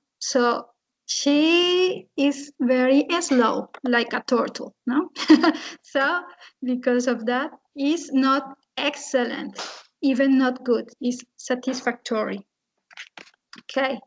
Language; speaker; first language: English; non-native, fluent; Spanish